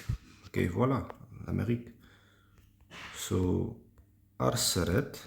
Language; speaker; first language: French; non-native, learner; English